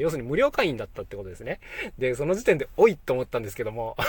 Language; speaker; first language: Japanese; native; Japanese